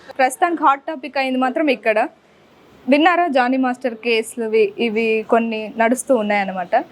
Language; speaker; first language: Telugu; native; Telugu